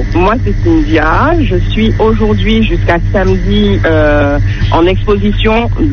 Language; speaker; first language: French; native; French